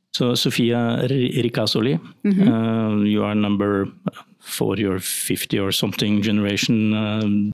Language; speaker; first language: English; non-native, fluent; Norwegian